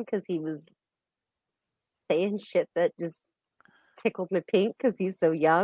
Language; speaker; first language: English; native; English